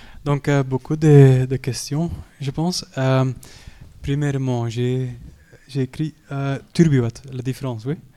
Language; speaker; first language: French; non-native, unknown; Dutch